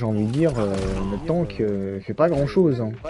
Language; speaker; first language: French; native; French